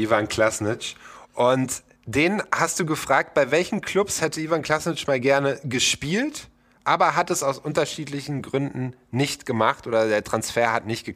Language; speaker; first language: German; native; German